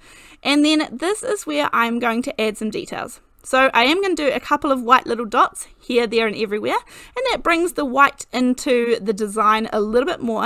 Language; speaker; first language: English; native; English